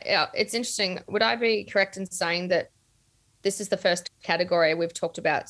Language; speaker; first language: English; native; English